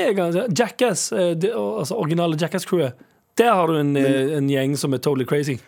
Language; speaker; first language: Norwegian; early bilingual, other home language; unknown